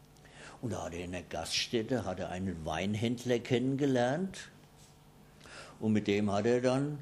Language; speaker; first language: German; native; German